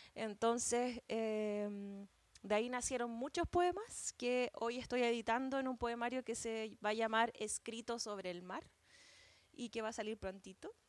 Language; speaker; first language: Spanish; native; Spanish